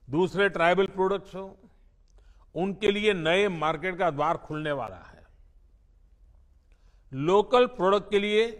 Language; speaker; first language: Hindi; non-native, local second language; Gujarati